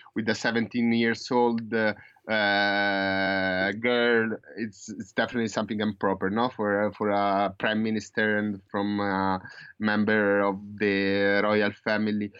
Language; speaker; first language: English; non-native, fluent; Italian